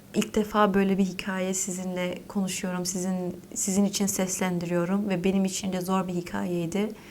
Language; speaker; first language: Turkish; early bilingual, heritage; Turkish